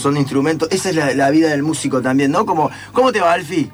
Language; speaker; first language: Spanish; native; Spanish